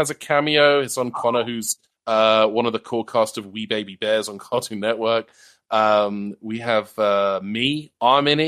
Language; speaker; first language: English; native; English